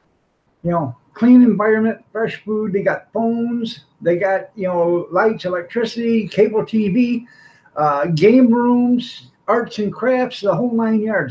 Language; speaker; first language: English; native; English